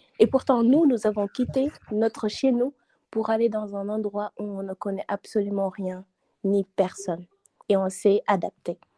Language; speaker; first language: French; non-native, local second language; Wolof